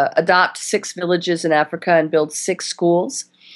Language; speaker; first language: English; native; English